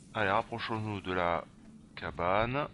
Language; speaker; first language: French; native; French